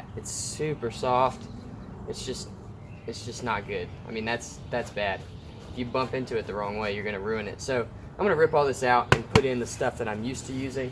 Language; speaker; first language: English; native; English